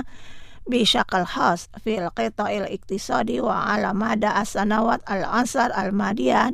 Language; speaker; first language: Arabic; non-native, fluent; Indonesian